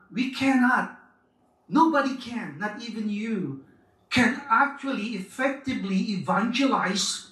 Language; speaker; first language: English; non-native, local second language; Filipino